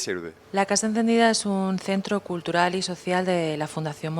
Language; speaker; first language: Spanish; native; Spanish